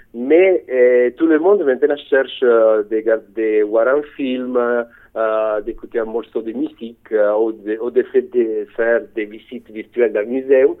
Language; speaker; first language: French; non-native, fluent; Italian